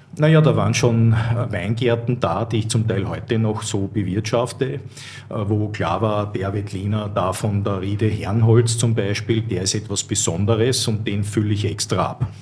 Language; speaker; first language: German; native; German